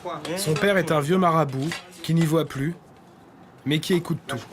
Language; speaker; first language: French; native; French